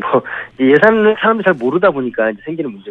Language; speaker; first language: Korean; native; Korean